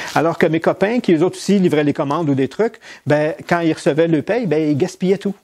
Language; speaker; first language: French; native; French